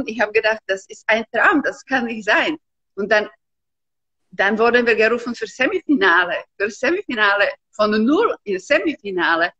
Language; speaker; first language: German; non-native, fluent; Slovak